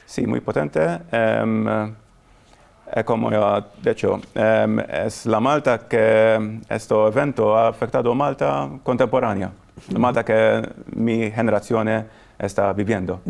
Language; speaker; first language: Spanish; non-native, fluent; Maltese